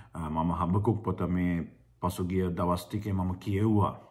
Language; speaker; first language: English; non-native, local second language; Sinhala